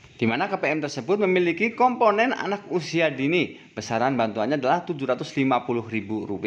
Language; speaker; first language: Indonesian; native; Indonesian